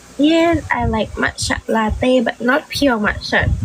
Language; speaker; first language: English; non-native, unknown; Thai